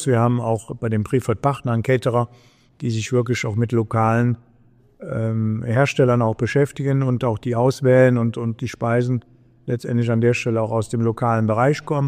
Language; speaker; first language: German; native; German